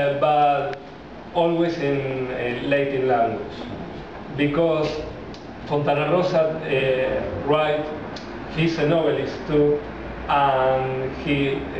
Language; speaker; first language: English; non-native, learner; Spanish